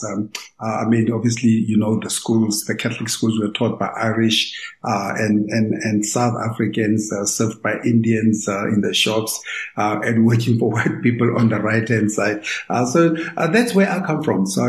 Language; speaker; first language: English; non-native, local second language; Tswana